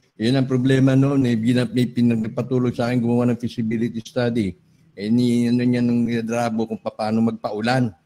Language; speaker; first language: Filipino; native; Filipino